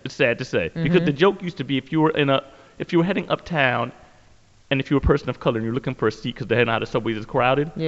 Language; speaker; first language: English; native; English